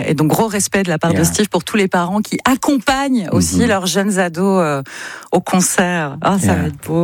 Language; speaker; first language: French; native; French